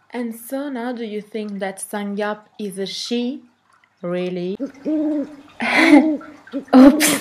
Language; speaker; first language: English; non-native, learner; Italian